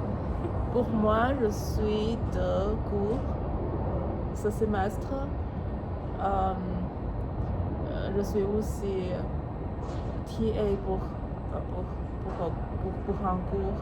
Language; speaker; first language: French; non-native, learner; English